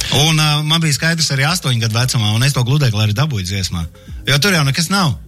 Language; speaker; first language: Latvian; native; Latvian